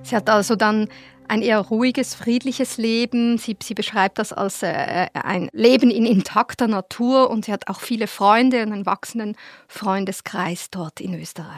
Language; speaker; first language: German; native; German